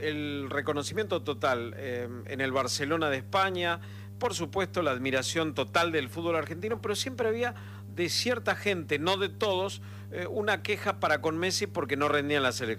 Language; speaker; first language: Spanish; native; Spanish